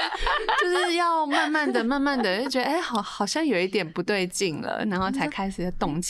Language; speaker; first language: Chinese; native; Chinese